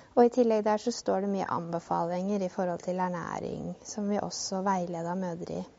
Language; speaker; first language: Norwegian; native; Norwegian